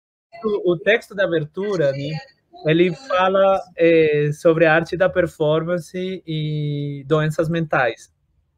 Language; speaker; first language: Portuguese; non-native, fluent; Spanish